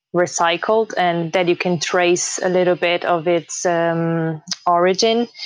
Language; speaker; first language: English; early bilingual, heritage; Portuguese